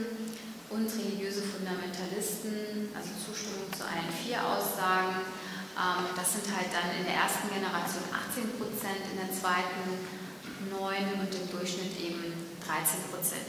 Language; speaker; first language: German; early bilingual, other home language; Turkish